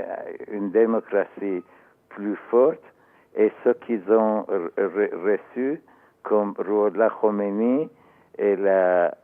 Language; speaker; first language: French; non-native, learner; Persian